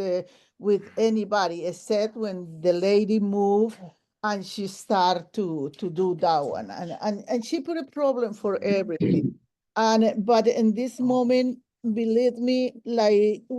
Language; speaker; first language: English; non-native, local second language; Spanish